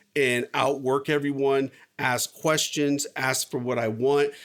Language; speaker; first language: English; native; English